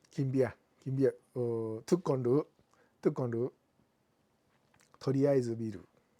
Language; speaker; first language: Thai; non-native, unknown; Japanese